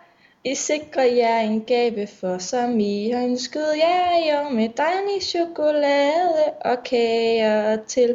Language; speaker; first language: English; non-native, fluent; Danish